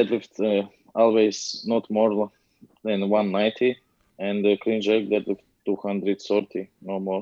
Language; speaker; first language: English; non-native, learner; Latvian